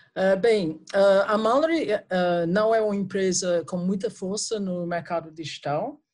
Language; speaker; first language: Portuguese; non-native, fluent; English